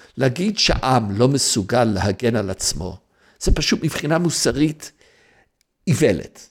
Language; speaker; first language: Hebrew; non-native, fluent; English